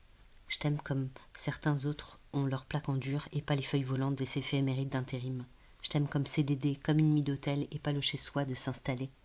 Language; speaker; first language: French; native; French